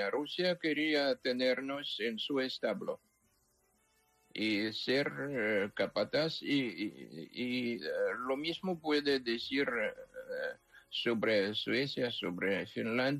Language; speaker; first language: Spanish; non-native, fluent; Ukrainian